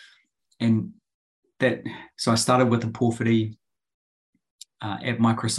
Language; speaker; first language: English; native; English